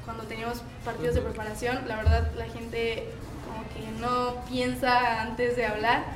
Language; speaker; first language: Spanish; native; Spanish